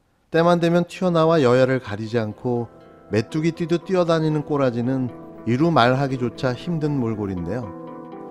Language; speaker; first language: Korean; native; Korean